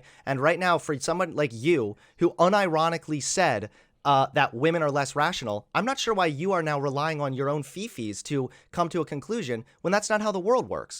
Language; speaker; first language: English; native; English